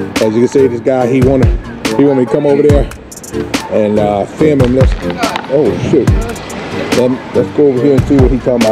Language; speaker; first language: English; native; English